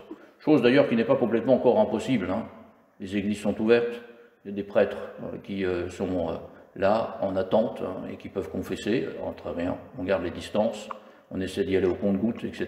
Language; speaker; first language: French; native; French